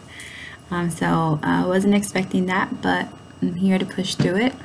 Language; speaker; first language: English; native; English